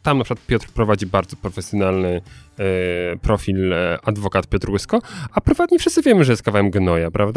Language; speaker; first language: Polish; native; Polish